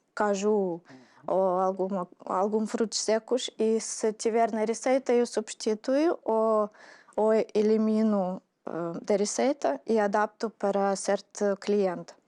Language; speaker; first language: Portuguese; non-native, fluent; Russian